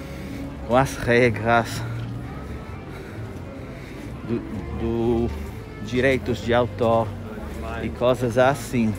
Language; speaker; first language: Portuguese; non-native, fluent; Italian